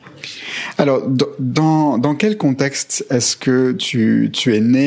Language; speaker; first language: French; native; French